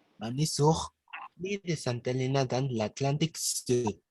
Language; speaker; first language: French; non-native, learner; Spanish